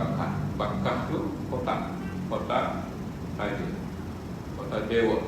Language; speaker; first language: Malay; native; Malay